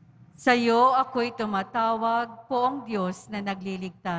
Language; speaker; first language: Filipino; native; Filipino